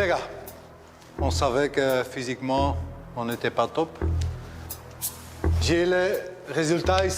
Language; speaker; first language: French; non-native, local second language; Dutch